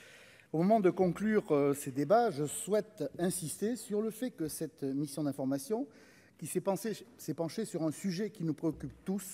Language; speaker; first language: French; native; French